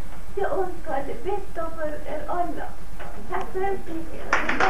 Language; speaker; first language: Swedish; non-native, fluent; Persian